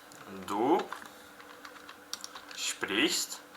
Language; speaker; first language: German; non-native, fluent; Uzbek